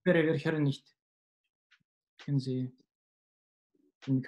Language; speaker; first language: German; non-native, fluent; Russian